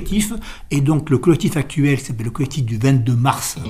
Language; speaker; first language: French; native; French